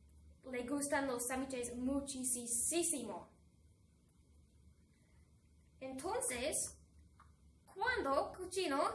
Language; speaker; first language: Spanish; non-native, fluent; English